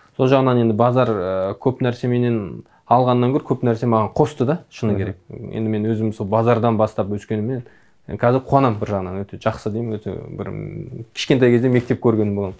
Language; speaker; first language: Kazakh; native; Kazakh